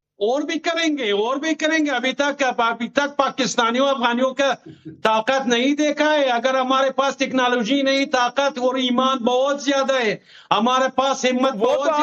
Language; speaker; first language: Hindi; non-native, fluent; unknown